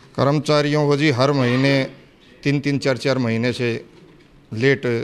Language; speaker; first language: Hindi; native; Hindi